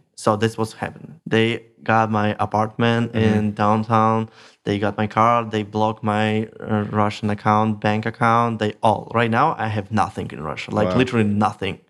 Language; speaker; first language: English; non-native, learner; Russian